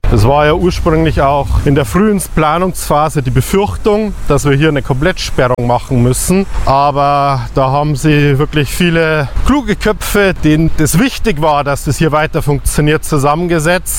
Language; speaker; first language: German; native; German